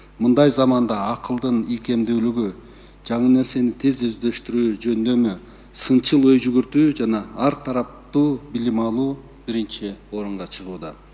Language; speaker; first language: Kyrgyz; native; Kyrgyz